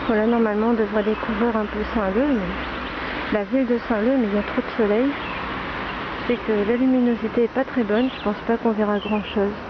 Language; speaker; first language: French; native; French